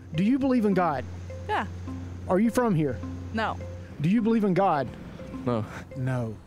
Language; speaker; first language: English; native; English